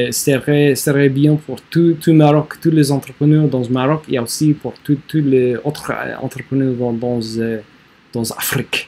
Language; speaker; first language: French; non-native, learner; English